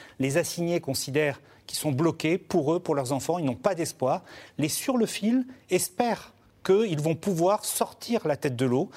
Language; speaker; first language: French; native; French